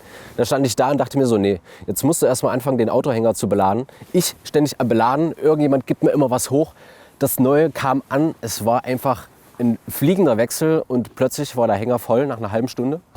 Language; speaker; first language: German; native; German